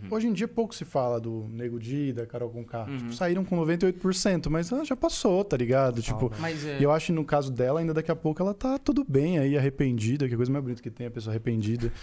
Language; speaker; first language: Portuguese; native; Portuguese